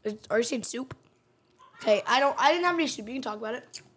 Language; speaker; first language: English; native; English